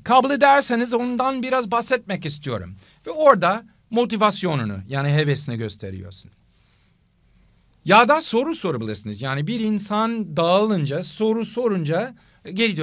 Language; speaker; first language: Turkish; non-native, fluent; English